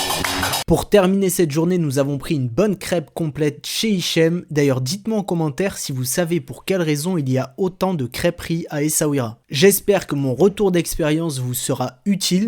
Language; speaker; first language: French; native; French